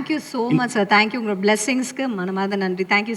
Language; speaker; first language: Tamil; native; Tamil